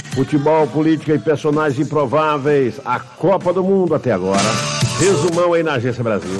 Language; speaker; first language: Portuguese; native; Portuguese